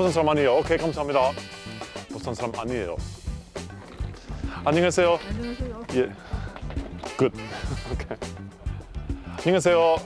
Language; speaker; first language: Korean; non-native, learner; English